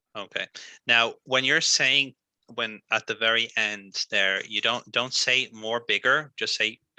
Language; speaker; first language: English; non-native, fluent; Spanish